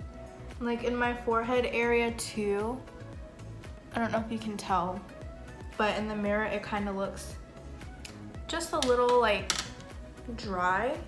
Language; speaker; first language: English; native; English